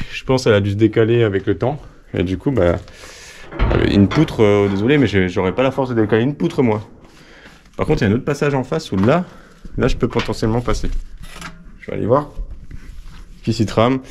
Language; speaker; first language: French; native; French